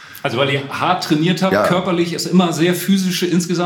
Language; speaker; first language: German; native; German